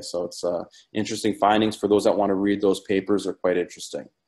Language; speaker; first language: English; native; English